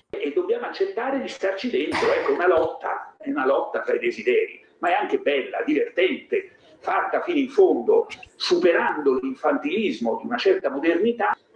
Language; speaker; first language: Italian; native; Italian